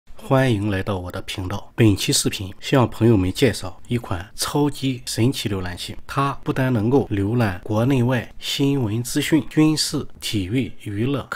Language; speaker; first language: Chinese; native; Chinese